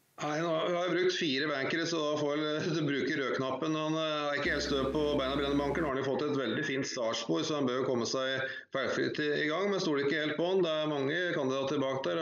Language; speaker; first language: Norwegian; native; Norwegian